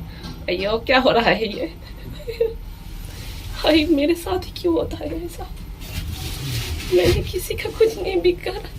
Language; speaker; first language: Hindi; non-native, local second language; Bangla